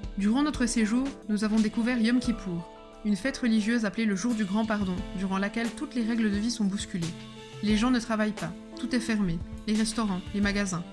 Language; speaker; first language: French; early bilingual, other home language; Hebrew